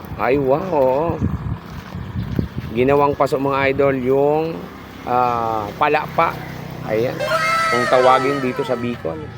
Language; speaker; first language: Filipino; non-native, local second language; Bikol